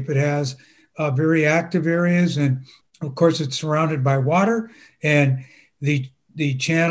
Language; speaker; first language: English; native; English